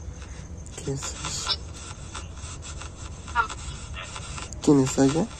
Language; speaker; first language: Spanish; native; Spanish